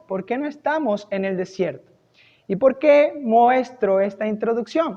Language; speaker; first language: Spanish; native; Spanish